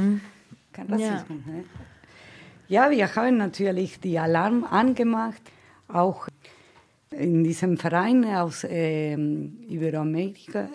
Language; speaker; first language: German; non-native, fluent; Spanish